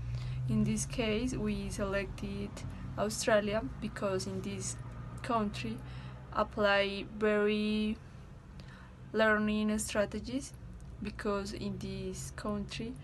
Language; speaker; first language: English; non-native, learner; Spanish